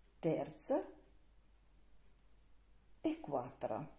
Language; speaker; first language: Italian; non-native, learner; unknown